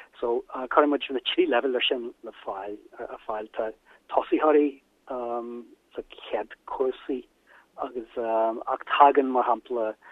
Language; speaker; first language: Irish; non-native, learner; German